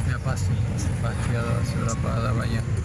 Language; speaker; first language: Indonesian; non-native, fluent; Spanish